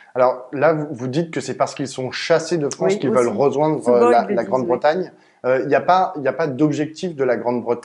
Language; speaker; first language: French; native; French